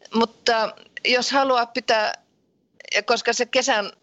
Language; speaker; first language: Finnish; early bilingual, heritage; Finnish